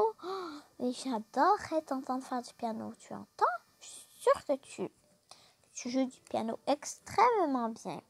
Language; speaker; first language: French; native; French